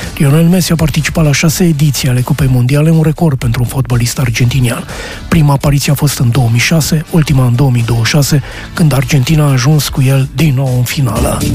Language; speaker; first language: Romanian; native; Romanian